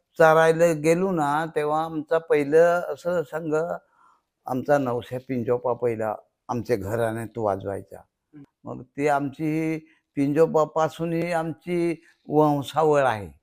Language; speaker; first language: Marathi; non-native, local second language; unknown